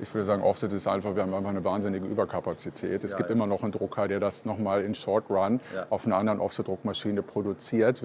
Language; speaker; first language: German; native; German